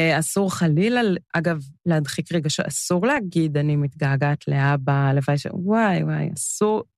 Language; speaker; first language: Hebrew; early bilingual, other home language; English